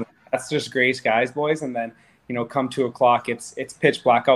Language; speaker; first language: English; native; English